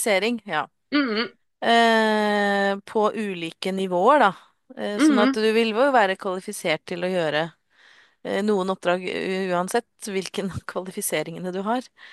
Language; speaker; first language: Norwegian; native; Norwegian